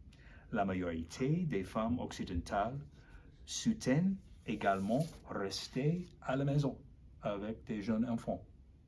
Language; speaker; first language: French; non-native, learner; English